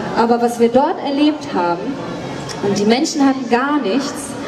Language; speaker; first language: German; native; German